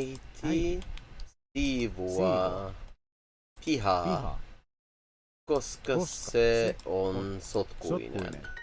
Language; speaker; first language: Finnish; non-native, learner; English